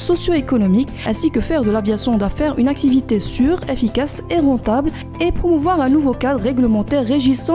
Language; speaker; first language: French; non-native, local second language; Arabic